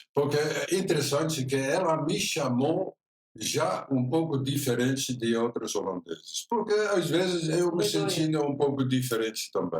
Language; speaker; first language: Portuguese; non-native, fluent; Dutch